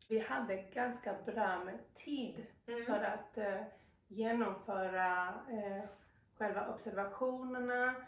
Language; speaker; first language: Swedish; non-native, fluent; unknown